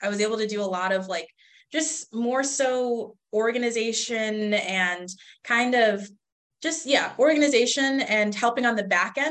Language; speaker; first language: English; native; English